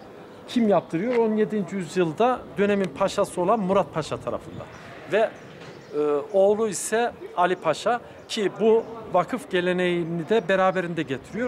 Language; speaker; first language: Turkish; native; Turkish